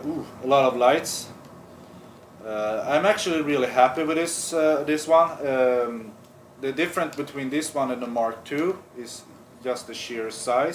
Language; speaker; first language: English; non-native, fluent; Swedish